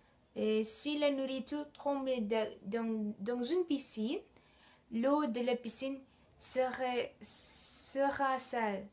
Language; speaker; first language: French; non-native, learner; Indonesian